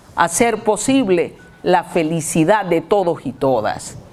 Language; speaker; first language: Spanish; native; Spanish